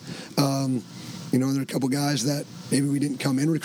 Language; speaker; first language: English; native; English